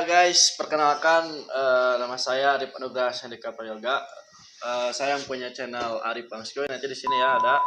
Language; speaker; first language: Indonesian; non-native, local second language; Sundanese